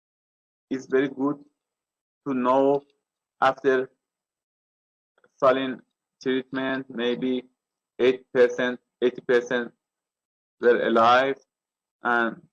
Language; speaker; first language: English; non-native, learner; Persian